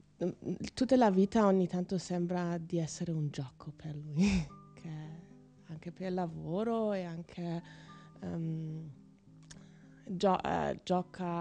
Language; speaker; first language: Italian; non-native, learner; German